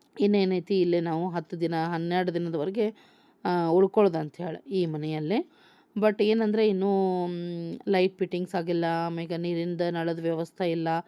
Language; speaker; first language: Kannada; native; Kannada